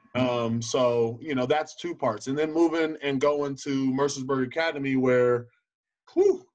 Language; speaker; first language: English; native; English